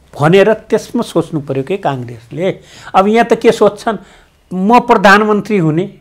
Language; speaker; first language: Nepali; native; Nepali